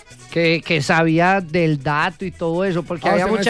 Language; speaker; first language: Spanish; native; Spanish